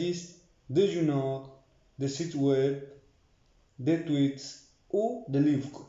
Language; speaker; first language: French; non-native, learner; Spanish